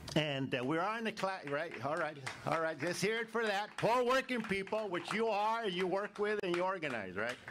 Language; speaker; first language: English; native; English